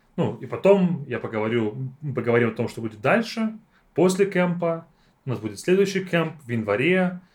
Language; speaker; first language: Russian; native; Russian